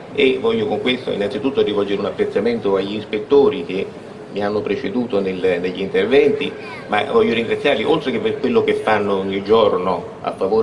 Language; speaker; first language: Italian; native; Italian